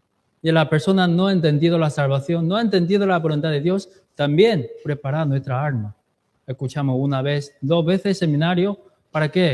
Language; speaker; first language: Spanish; non-native, fluent; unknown